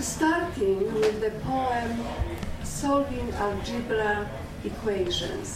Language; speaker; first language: English; non-native, fluent; Polish